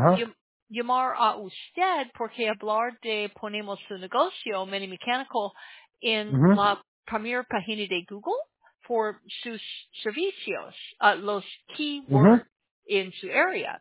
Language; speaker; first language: Spanish; non-native, learner; English